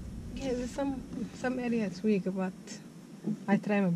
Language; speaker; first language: English; non-native, learner; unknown